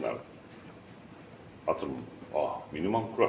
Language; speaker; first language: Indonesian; non-native, learner; Japanese